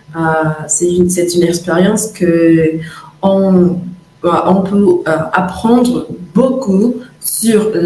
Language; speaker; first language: French; non-native, fluent; Spanish